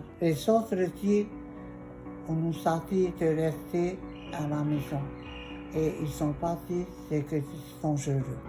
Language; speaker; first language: French; non-native, local second language; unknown